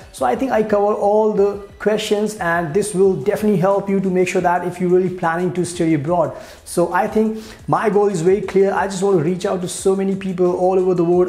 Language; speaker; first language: English; non-native, local second language; Hindi